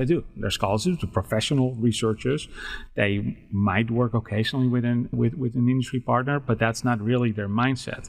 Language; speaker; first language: English; non-native, fluent; Dutch